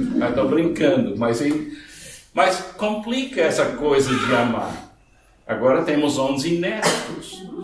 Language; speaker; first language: Portuguese; non-native, fluent; English